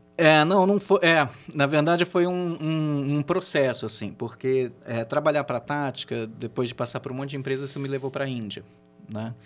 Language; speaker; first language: Portuguese; native; Portuguese